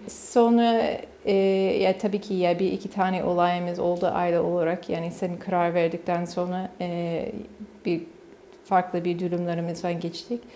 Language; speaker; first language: Turkish; non-native, learner; English